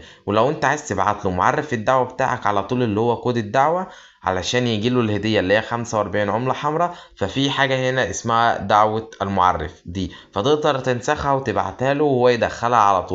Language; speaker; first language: Arabic; native; Arabic